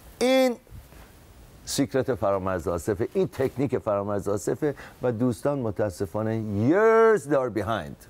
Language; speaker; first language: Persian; native; Persian